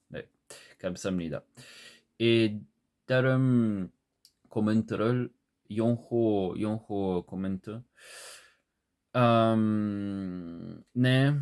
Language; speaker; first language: Korean; non-native, learner; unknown